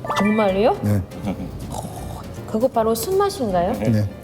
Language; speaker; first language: Korean; non-native, fluent; French